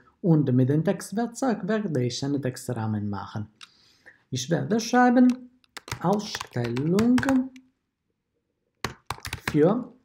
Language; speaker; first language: German; non-native, fluent; Italian